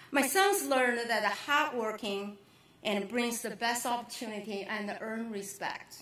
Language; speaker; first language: English; non-native, fluent; Chinese